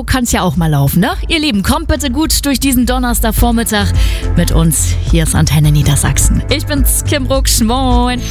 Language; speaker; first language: German; native; German